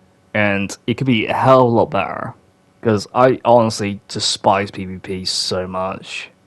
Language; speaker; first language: English; native; English